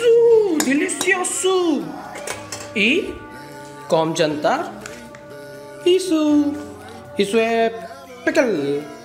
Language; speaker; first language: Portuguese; non-native, learner; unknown